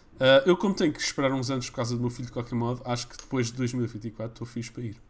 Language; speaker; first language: Portuguese; early bilingual, other home language; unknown